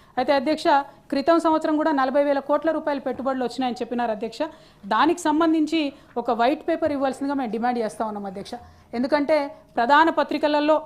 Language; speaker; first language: Telugu; native; Telugu